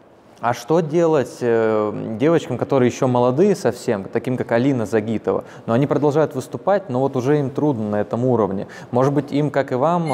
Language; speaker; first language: Russian; native; Russian